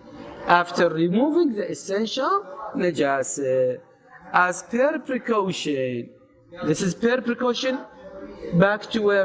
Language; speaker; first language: English; non-native, fluent; Arabic